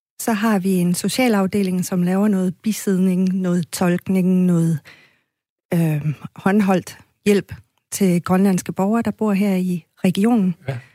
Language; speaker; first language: Danish; native; Danish